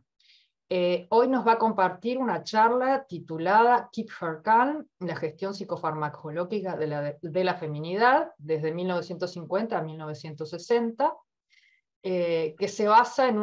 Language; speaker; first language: Spanish; native; Spanish